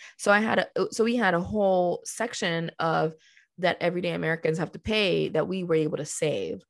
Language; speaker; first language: English; early bilingual, other home language; Spanish